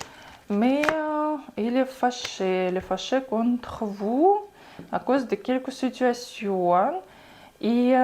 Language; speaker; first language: French; non-native, fluent; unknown